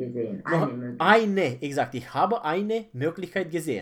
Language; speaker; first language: German; non-native, fluent; Romanian